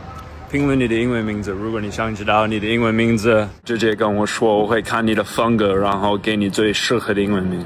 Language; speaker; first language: Chinese; non-native, fluent; English